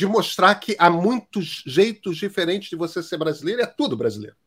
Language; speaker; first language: Portuguese; native; Portuguese